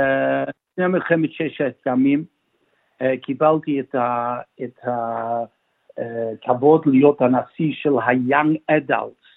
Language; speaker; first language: Hebrew; non-native, fluent; English